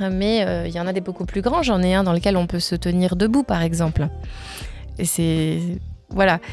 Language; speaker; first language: French; native; French